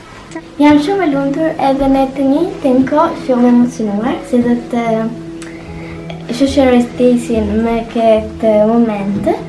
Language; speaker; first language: Albanian; early bilingual, heritage; Albanian